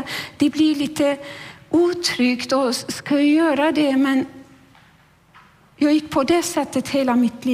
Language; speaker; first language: Swedish; non-native, fluent; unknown